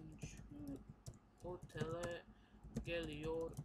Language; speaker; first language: Turkish; non-native, learner; English